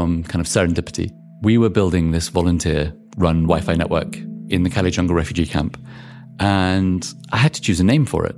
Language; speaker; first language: English; native; English